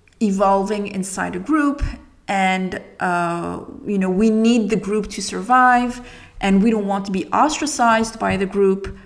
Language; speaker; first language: English; non-native, fluent; French